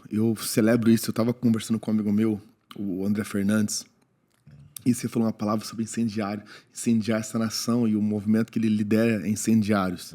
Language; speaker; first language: Portuguese; native; Portuguese